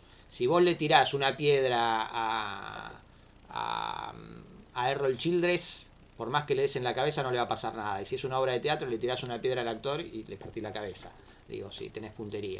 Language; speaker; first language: Spanish; native; Spanish